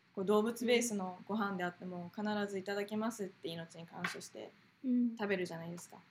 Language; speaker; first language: Japanese; native; Japanese